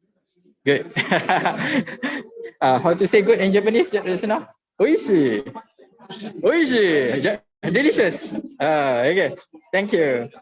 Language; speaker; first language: English; non-native, local second language; Malay